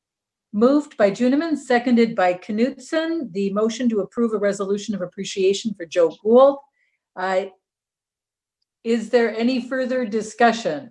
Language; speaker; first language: English; native; English